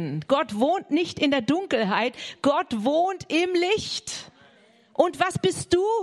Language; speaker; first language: German; native; German